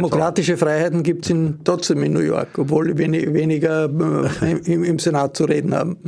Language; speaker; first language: German; native; German